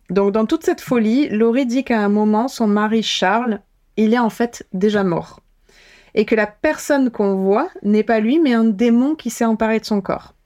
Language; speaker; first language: French; native; French